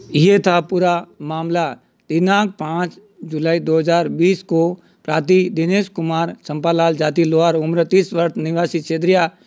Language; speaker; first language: Hindi; native; Hindi